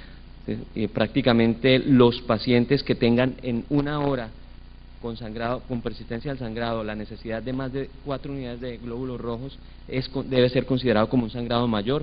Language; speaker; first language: Spanish; native; Spanish